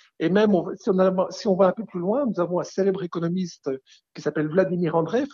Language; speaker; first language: French; native; French